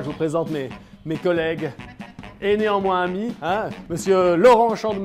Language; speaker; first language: French; native; French